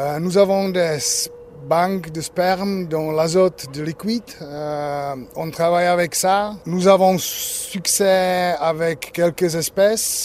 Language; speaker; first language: French; non-native, learner; Czech